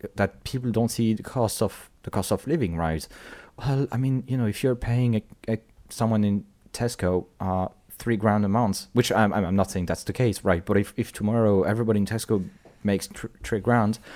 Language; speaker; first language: English; non-native, fluent; French